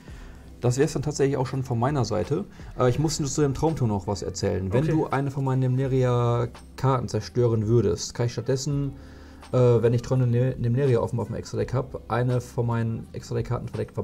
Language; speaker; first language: German; native; German